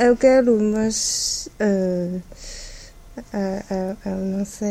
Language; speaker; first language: Portuguese; non-native, learner; Chinese